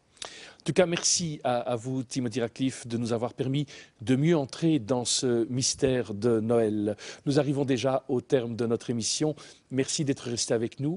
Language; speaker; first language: French; native; French